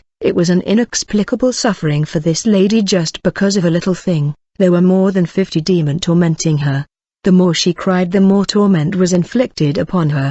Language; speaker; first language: English; non-native, fluent; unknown